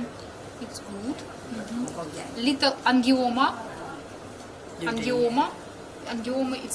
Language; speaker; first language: English; non-native, learner; Russian